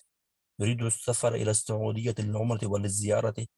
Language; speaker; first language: Arabic; non-native, learner; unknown